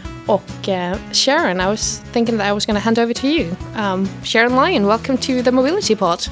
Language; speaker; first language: English; non-native, fluent; Swedish